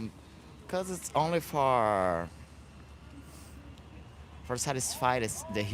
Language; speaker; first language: English; non-native, learner; Portuguese